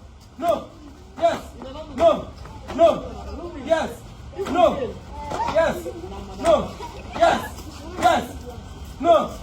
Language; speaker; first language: English; non-native, local second language; Igbo